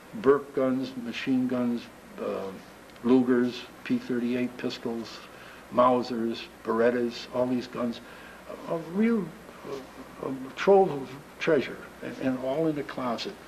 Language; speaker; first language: English; native; English